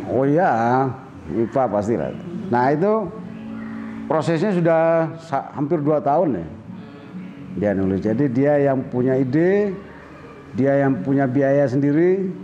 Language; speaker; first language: Indonesian; non-native, local second language; Minangkabau